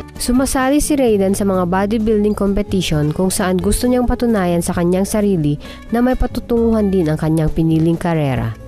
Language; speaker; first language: Filipino; non-native, local second language; Iloko